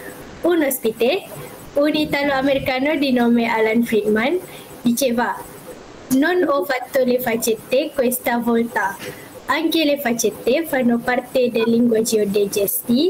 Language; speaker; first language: Italian; non-native, learner; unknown